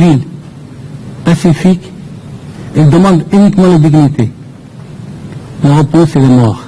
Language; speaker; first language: French; non-native, fluent; Persian